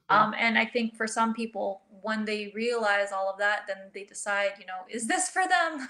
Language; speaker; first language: English; early bilingual, other home language; Filipino